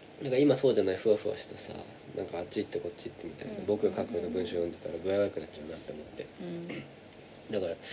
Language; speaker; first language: Japanese; native; Japanese